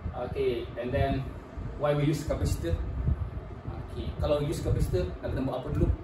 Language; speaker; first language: English; non-native, local second language; Malay